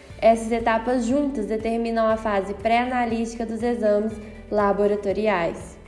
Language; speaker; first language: Portuguese; native; Portuguese